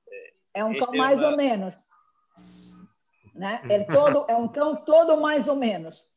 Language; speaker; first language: Spanish; non-native, learner; Portuguese